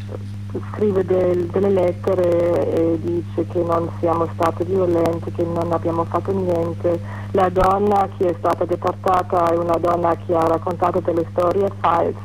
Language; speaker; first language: Italian; non-native, fluent; German